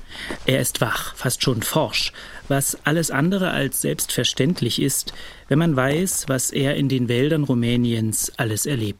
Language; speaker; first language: German; native; German